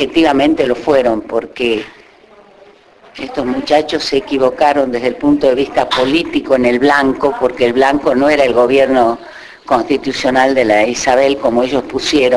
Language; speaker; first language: Spanish; native; Spanish